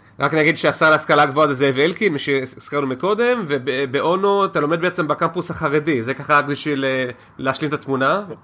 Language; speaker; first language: Hebrew; native; Hebrew